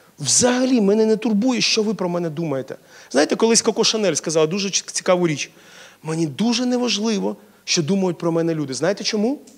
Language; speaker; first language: Ukrainian; non-native, local second language; Russian